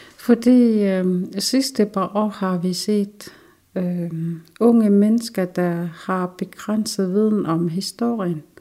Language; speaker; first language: Danish; non-native, local second language; Kalaallisut